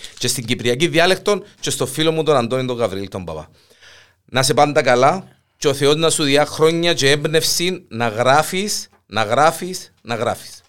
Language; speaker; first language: Greek; native; Greek